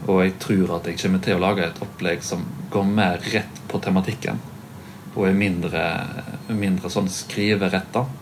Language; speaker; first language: Norwegian; native; Norwegian